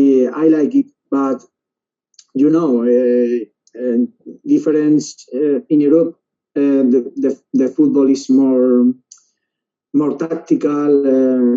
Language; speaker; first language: English; non-native, learner; Spanish